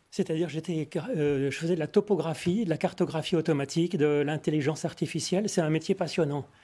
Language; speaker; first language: French; native; French